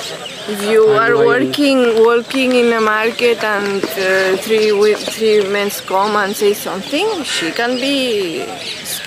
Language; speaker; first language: English; non-native, learner; Spanish